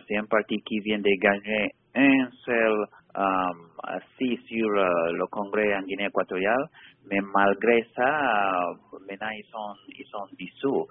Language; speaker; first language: French; non-native, fluent; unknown